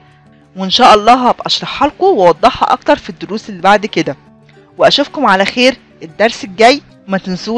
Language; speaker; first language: Arabic; native; Arabic